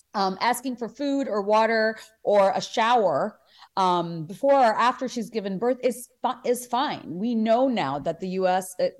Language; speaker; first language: English; non-native, local second language; Bangla